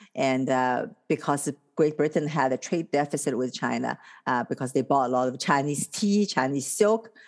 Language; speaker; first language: English; non-native, fluent; Chinese